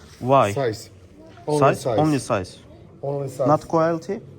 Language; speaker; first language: English; non-native, learner; Turkish